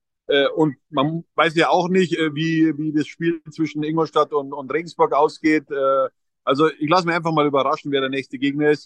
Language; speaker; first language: German; native; German